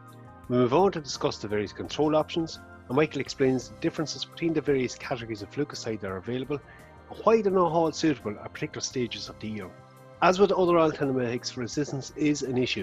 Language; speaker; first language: English; native; English